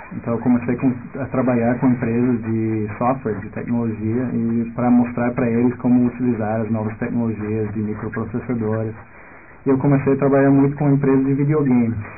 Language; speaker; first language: Portuguese; non-native, fluent; English